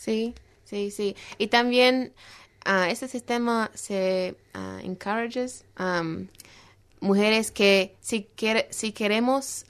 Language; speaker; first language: Spanish; non-native, fluent; English